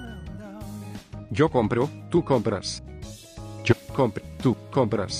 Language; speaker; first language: Spanish; non-native, learner; Filipino